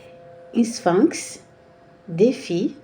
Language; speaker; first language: French; non-native, fluent; Portuguese